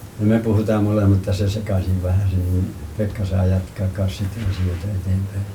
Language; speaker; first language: Finnish; native; Finnish